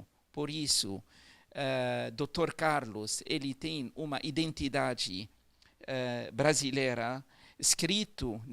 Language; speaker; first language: Portuguese; non-native, fluent; Arabic